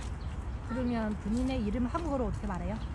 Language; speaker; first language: Korean; non-native, fluent; Chinese